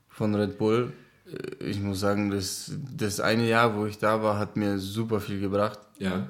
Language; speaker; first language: German; non-native, fluent; Czech